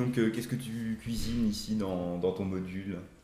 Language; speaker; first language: French; native; French